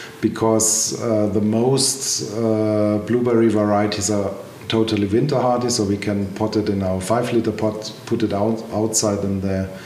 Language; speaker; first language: English; non-native, learner; German